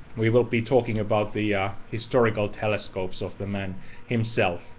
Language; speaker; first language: English; non-native, fluent; Finnish